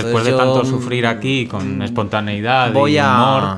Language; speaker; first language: Spanish; native; Spanish